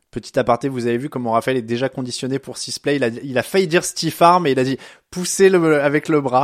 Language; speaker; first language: French; native; French